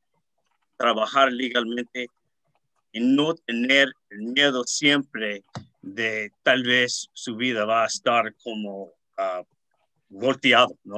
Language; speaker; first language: Spanish; early bilingual, heritage; Spanish